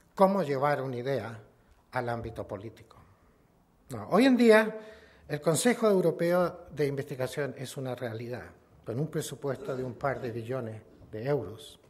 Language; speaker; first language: Spanish; native; Spanish